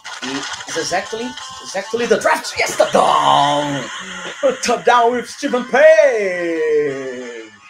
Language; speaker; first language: English; non-native, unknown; Portuguese